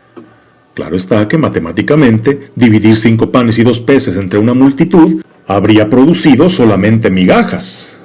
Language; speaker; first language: Spanish; native; Spanish